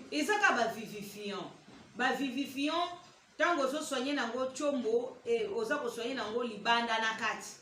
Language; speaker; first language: Lingala; native; Lingala